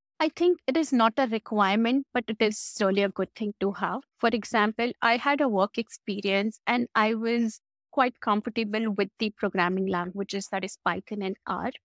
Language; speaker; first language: English; non-native, local second language; Hindi